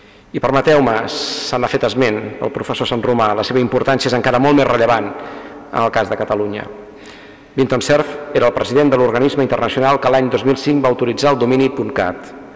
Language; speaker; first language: Catalan; native; Catalan